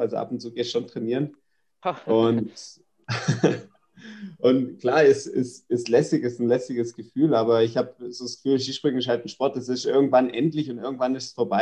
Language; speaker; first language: German; native; German